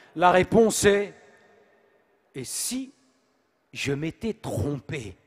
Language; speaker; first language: French; native; French